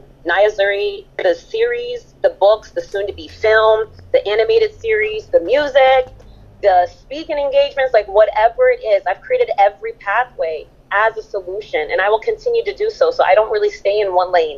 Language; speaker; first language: English; early bilingual, other home language; German